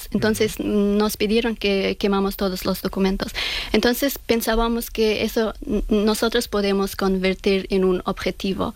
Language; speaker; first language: Spanish; non-native, learner; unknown